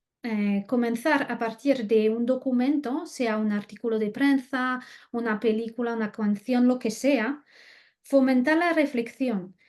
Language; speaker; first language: Spanish; non-native, fluent; French